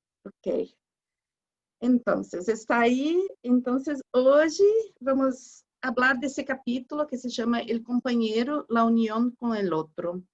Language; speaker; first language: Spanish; non-native, learner; Portuguese